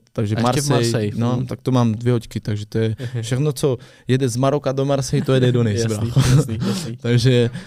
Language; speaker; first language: Czech; non-native, fluent; French